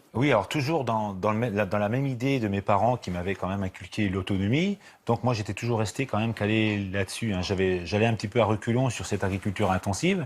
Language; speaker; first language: French; native; French